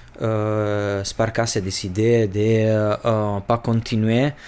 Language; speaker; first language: French; non-native, fluent; Albanian